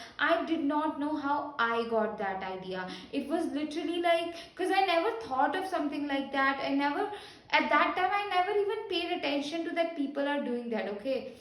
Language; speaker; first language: English; non-native, local second language; Hindi